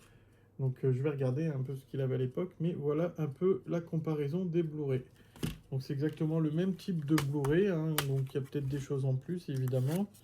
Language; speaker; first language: French; native; French